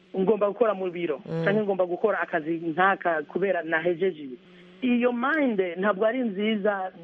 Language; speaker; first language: Rundi; early bilingual, heritage; Rundi